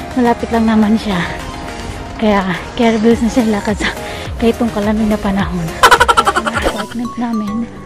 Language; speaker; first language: Filipino; native; Filipino